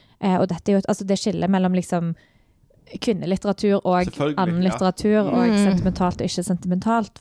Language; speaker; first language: Norwegian; native; Norwegian